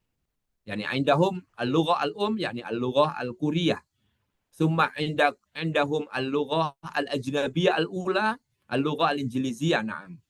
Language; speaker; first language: Arabic; non-native, fluent; Indonesian